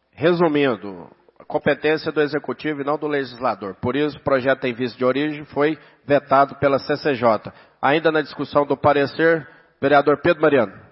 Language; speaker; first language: Portuguese; native; Portuguese